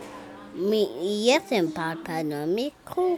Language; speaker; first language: French; non-native, learner; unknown